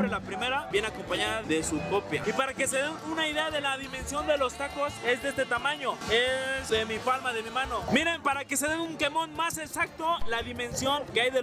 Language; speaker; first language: Spanish; native; Spanish